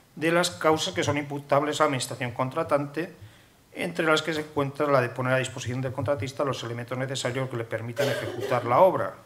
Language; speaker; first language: Spanish; native; Spanish